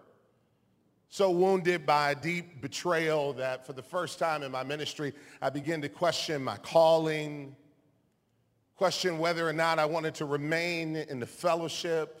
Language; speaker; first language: English; native; English